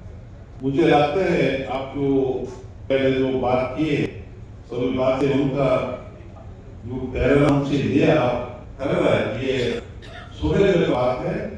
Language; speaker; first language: Hindi; non-native, learner; Bangla